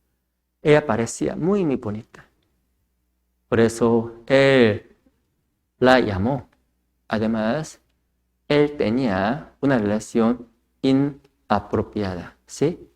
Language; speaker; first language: Spanish; non-native, fluent; Korean